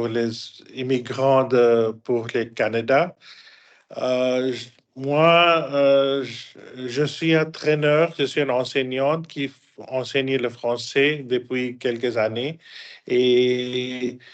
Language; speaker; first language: French; non-native, fluent; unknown